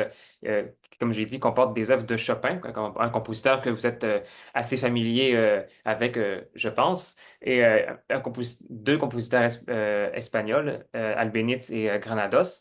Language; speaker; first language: French; native; French